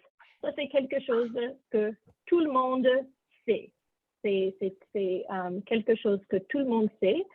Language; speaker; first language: French; non-native, learner; English